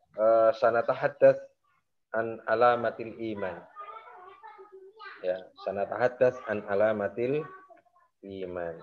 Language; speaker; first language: Arabic; non-native, fluent; Indonesian